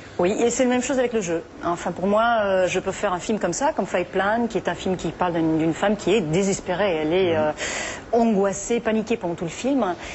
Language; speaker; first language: French; non-native, fluent; English